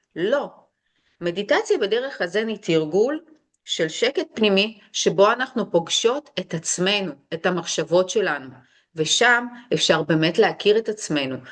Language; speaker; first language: Hebrew; early bilingual, other home language; Russian